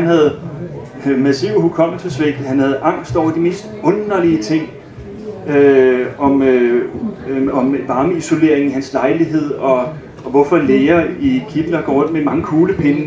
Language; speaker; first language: Danish; native; Danish